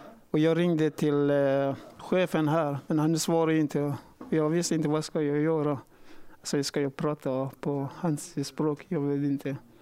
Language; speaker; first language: Swedish; non-native, learner; Persian